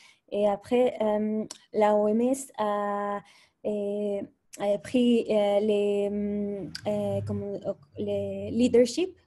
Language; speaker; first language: French; non-native, fluent; Spanish